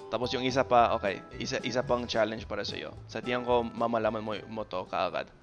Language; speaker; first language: Filipino; non-native, fluent; English